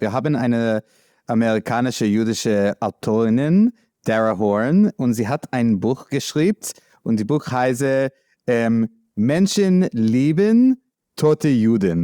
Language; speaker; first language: German; non-native, learner; English